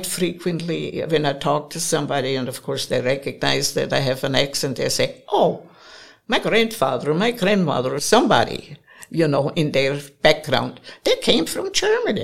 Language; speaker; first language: English; non-native, fluent; German